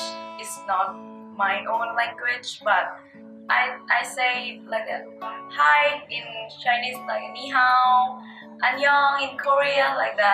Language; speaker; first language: English; non-native, learner; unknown